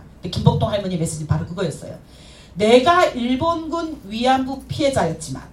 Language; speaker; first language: Korean; native; Korean